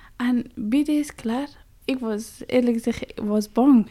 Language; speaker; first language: Dutch; non-native, learner; Persian